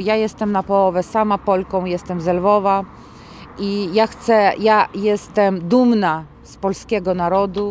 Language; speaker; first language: Polish; non-native, learner; Ukrainian